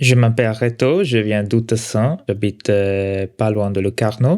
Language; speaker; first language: French; non-native, local second language; Italian